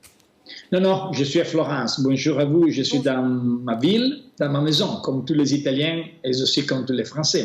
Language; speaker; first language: French; non-native, fluent; Italian